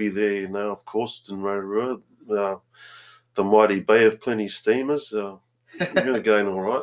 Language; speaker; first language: English; native; English